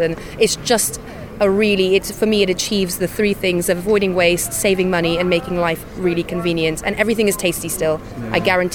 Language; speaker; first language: English; native; English